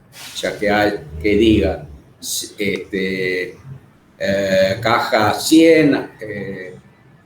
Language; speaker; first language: Spanish; native; Spanish